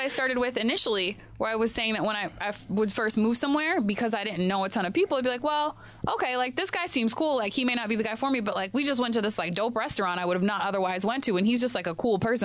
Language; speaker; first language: English; native; English